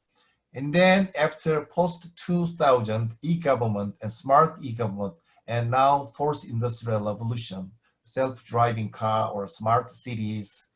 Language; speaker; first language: English; non-native, fluent; Korean